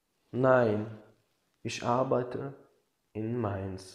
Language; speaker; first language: German; non-native, learner; Tajik